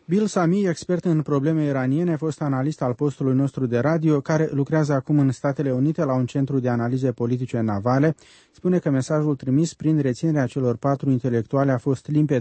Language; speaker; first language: Romanian; native; Romanian